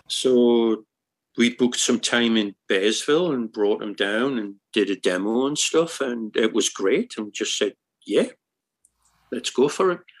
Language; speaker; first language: English; native; English